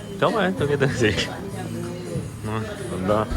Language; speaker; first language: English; non-native, learner; Korean